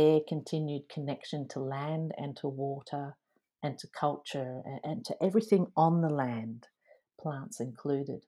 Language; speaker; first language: English; native; English